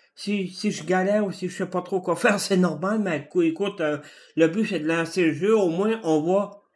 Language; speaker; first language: French; native; French